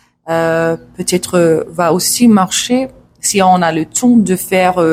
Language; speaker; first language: French; non-native, learner; English